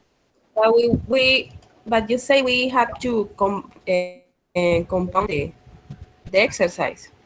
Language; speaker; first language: English; non-native, learner; Spanish